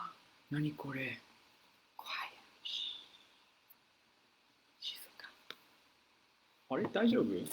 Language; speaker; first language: Japanese; non-native, fluent; English